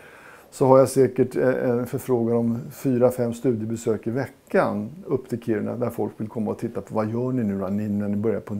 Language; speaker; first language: Swedish; native; Swedish